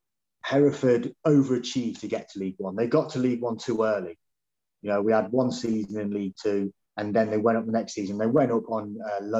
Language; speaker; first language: English; native; English